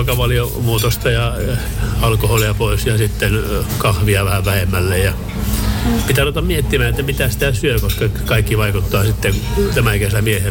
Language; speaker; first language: Finnish; native; Finnish